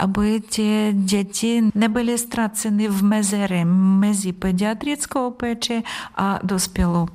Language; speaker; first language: Czech; non-native, learner; Ukrainian